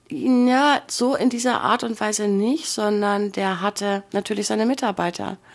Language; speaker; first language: German; native; German